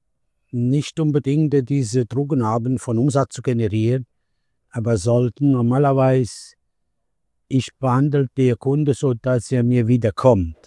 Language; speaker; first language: German; non-native, fluent; Italian